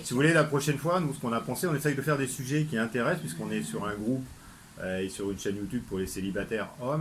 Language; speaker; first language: French; native; French